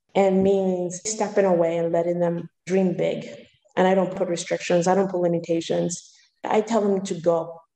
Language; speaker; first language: English; early bilingual, other home language; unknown